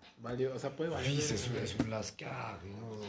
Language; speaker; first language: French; non-native, learner; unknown